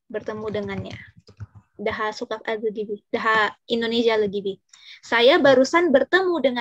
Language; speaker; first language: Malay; non-native, fluent; Indonesian